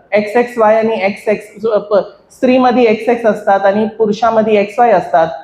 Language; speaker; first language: Marathi; non-native, local second language; Hindi